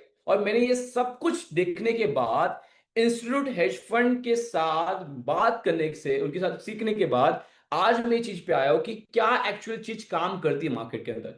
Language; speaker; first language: Hindi; native; Hindi